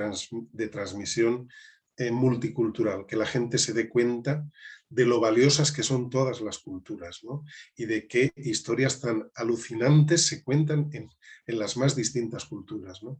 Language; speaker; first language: Spanish; native; Spanish